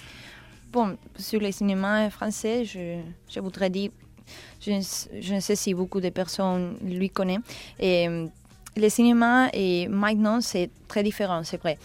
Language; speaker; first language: French; non-native, learner; Spanish